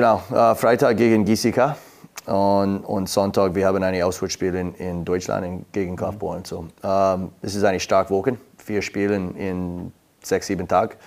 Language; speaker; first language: German; non-native, learner; English